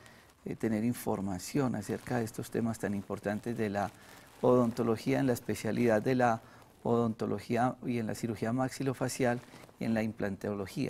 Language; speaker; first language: Spanish; native; Spanish